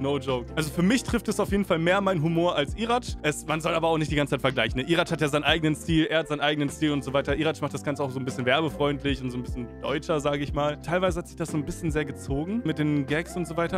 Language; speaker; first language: German; native; German